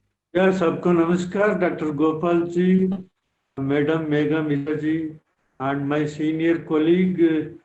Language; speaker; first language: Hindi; non-native, local second language; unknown